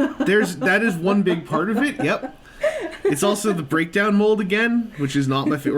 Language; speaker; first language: English; native; English